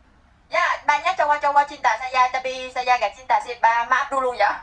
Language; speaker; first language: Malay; non-native, learner; Vietnamese